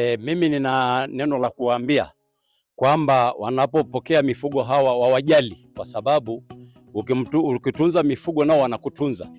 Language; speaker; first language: Swahili; non-native, local second language; Masai